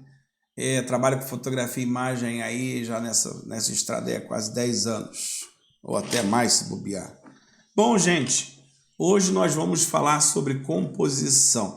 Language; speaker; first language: Portuguese; native; Portuguese